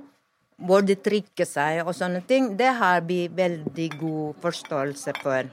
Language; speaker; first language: Norwegian; non-native, fluent; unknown